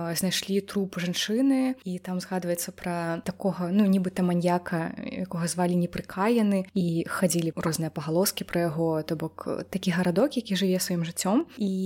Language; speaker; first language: Belarusian; non-native, local second language; Russian